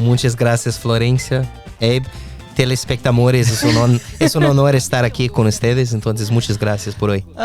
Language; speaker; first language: Spanish; non-native, fluent; English